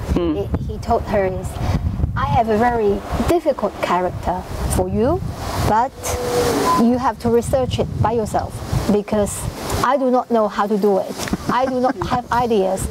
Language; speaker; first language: English; non-native, fluent; Chinese